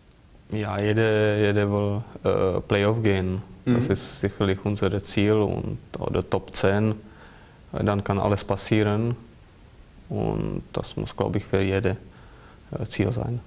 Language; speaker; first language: German; non-native, fluent; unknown